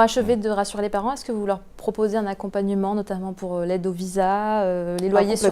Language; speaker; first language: French; native; French